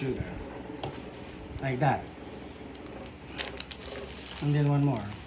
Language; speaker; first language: English; non-native, local second language; Filipino